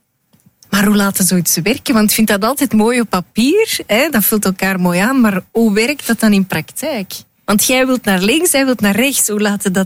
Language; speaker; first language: Dutch; native; Dutch